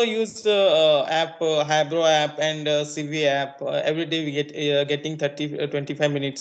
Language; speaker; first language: English; non-native, learner; Marathi